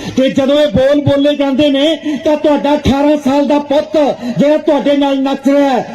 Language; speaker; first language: Punjabi; non-native, local second language; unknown